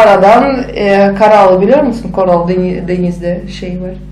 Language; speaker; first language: Turkish; non-native, learner; Russian